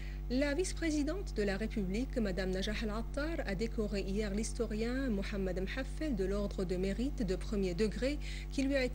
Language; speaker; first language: French; non-native, fluent; Arabic